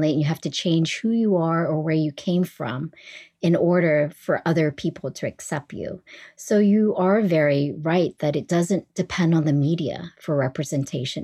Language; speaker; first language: English; early bilingual, other home language; Vietnamese